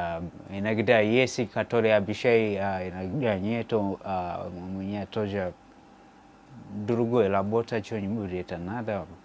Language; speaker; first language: Russian; non-native, learner; Swahili